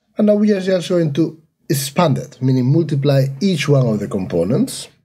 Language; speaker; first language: English; non-native, fluent; Spanish